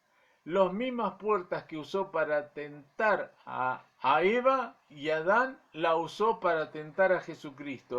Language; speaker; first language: Spanish; native; Spanish